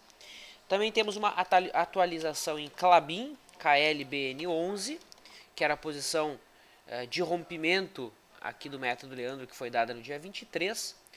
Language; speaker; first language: Portuguese; native; Portuguese